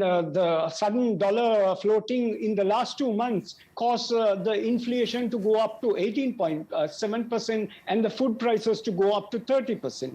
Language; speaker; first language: English; non-native, local second language; Sinhala